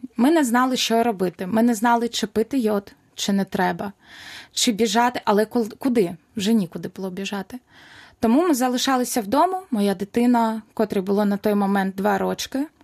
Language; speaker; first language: Ukrainian; non-native, local second language; Russian